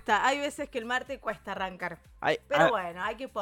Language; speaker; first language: Spanish; native; Spanish